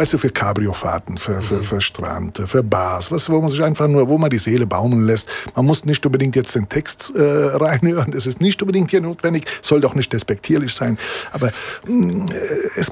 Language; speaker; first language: German; early bilingual, other home language; Italian